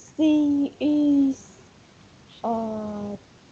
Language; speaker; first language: English; non-native, learner; Vietnamese